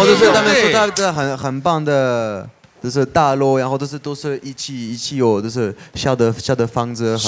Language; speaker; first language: Chinese; non-native, fluent; French